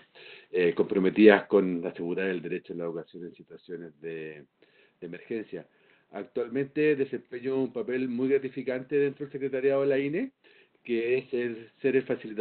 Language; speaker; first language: Spanish; native; Spanish